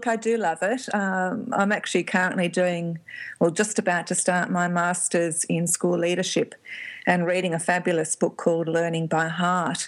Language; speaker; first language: English; native; English